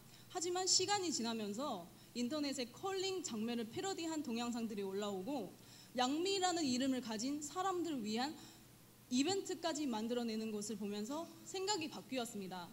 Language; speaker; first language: Korean; non-native, fluent; Chinese